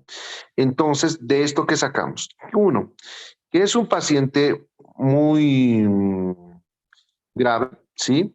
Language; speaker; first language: Spanish; native; Spanish